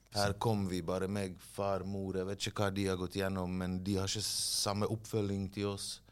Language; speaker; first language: Norwegian; early bilingual, other home language; Bosnian